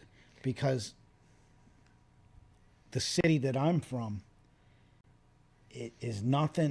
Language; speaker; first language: English; native; English